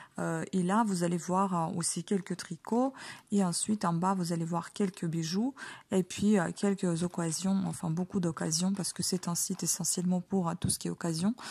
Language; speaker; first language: French; non-native, fluent; Ukrainian